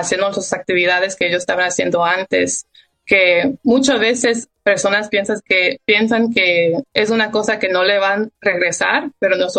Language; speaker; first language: Spanish; early bilingual, heritage; Spanish